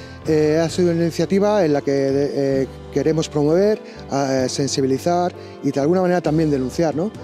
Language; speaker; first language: Spanish; native; Spanish